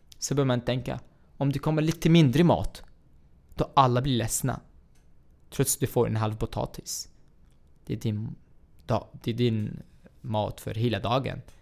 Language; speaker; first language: Swedish; non-native, fluent; Arabic